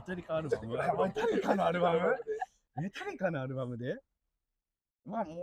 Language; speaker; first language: Japanese; native; Japanese